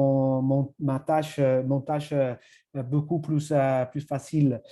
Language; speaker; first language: French; non-native, fluent; Italian